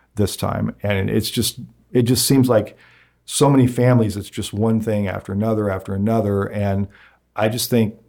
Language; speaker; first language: English; native; English